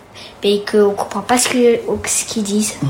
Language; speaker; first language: French; early bilingual, heritage; French